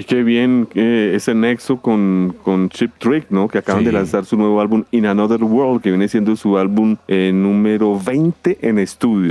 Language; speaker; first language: Spanish; native; Spanish